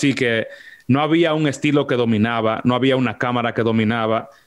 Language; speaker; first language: Spanish; early bilingual, heritage; Spanish